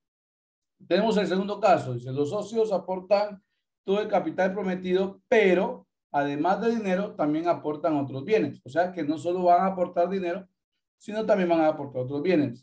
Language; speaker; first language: Spanish; native; Spanish